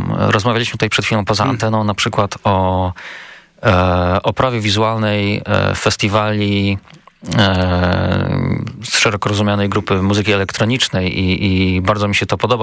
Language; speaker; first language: Polish; native; Polish